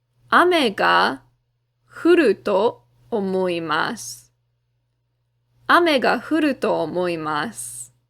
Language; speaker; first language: Japanese; non-native, fluent; English